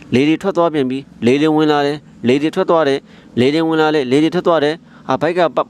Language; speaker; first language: Burmese; native; Burmese